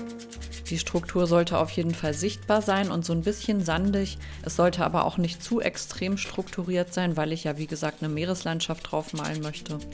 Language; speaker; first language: German; native; German